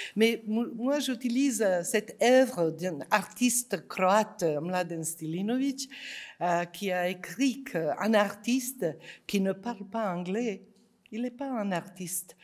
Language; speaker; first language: French; non-native, fluent; Serbian